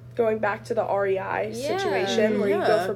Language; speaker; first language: English; native; English